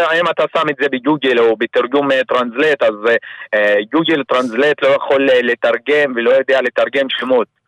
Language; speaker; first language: Hebrew; non-native, local second language; Arabic